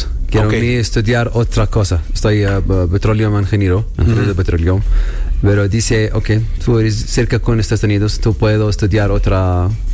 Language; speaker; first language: Spanish; non-native, learner; Arabic